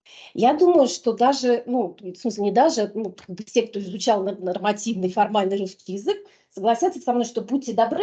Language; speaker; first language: Russian; native; Russian